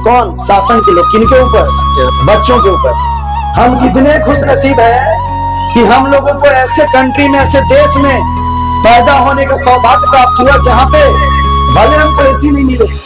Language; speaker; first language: Hindi; native; Hindi